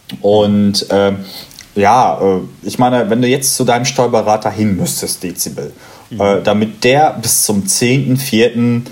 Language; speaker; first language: German; native; German